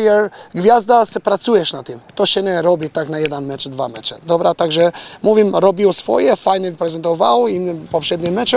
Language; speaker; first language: Polish; non-native, fluent; Albanian